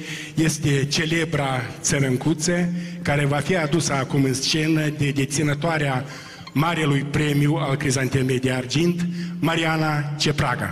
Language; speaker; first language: Romanian; native; Romanian